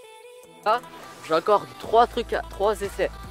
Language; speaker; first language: French; native; French